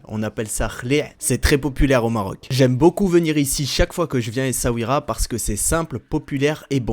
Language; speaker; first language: French; native; French